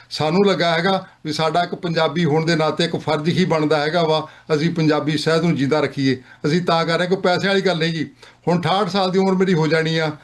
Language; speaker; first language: Punjabi; native; Punjabi